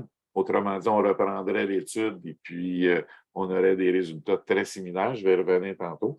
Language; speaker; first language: French; native; French